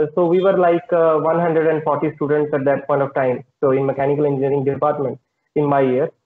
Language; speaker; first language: English; non-native, local second language; Punjabi